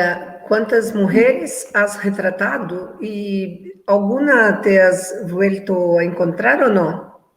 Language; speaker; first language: Spanish; non-native, learner; Portuguese